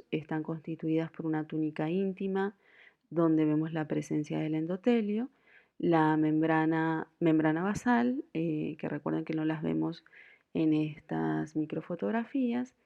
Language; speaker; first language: Spanish; native; Spanish